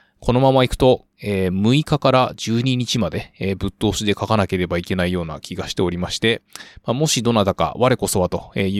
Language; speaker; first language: Japanese; native; Japanese